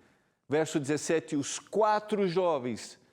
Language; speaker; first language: Portuguese; native; Portuguese